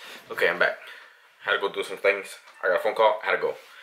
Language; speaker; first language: English; early bilingual, other home language; Spanish